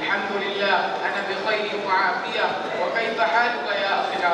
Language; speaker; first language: Arabic; non-native, learner; Urdu